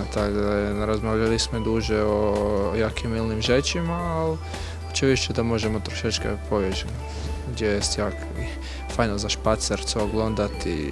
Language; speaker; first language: Polish; non-native, learner; Croatian